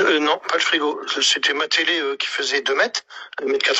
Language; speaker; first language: French; native; French